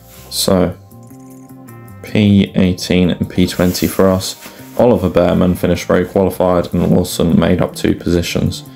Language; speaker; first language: English; native; English